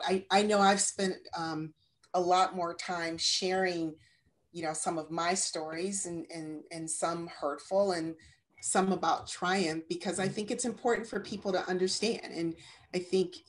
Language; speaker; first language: English; native; English